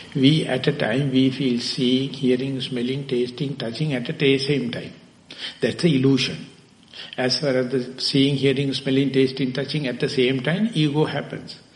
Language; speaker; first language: English; non-native, local second language; Sinhala